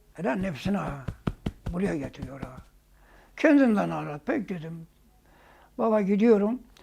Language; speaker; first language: Turkish; non-native, local second language; Zaza